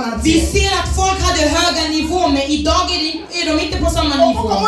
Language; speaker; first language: Swedish; non-native, learner; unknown